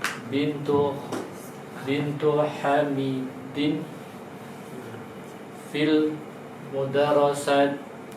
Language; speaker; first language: Arabic; non-native, learner; Indonesian